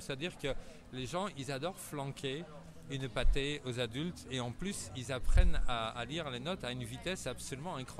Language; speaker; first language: French; native; French